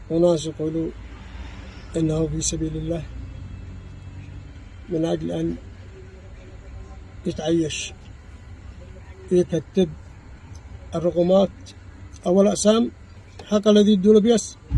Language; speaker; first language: Arabic; native; Arabic